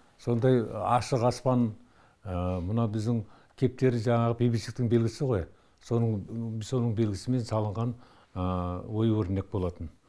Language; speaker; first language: Kazakh; native; Kazakh